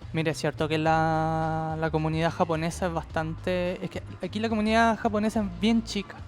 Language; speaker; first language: Spanish; native; Spanish